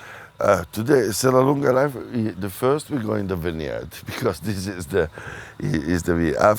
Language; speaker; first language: English; non-native, fluent; Italian